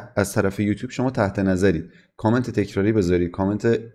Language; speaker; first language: Persian; native; Persian